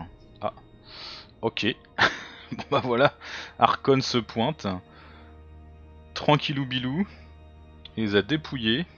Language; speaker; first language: French; native; French